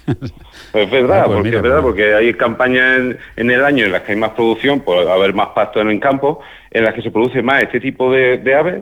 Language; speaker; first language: Spanish; native; Spanish